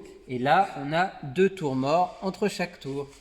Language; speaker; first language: French; native; French